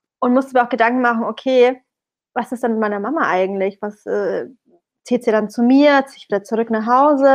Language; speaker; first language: German; early bilingual, other home language; Arabic